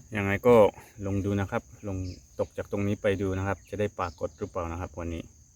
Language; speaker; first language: Thai; non-native, fluent; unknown